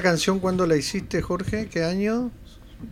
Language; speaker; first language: Spanish; native; Spanish